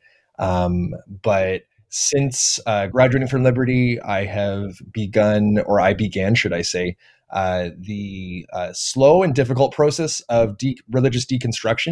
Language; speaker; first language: English; native; English